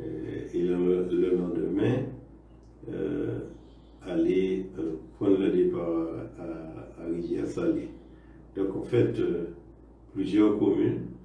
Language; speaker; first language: French; native; French